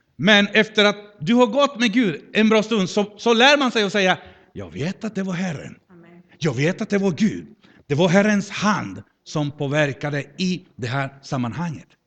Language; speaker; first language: Swedish; non-native, fluent; Spanish